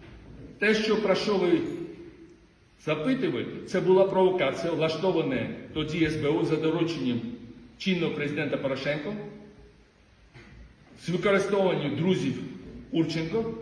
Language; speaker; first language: Ukrainian; non-native, fluent; Georgian